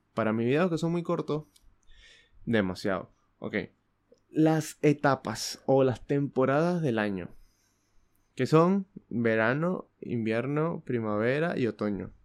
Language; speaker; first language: Spanish; native; Spanish